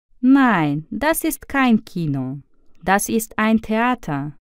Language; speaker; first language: German; non-native, fluent; Russian